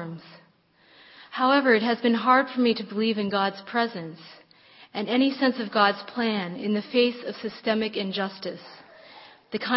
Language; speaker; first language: English; native; English